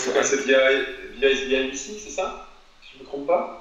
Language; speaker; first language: French; native; French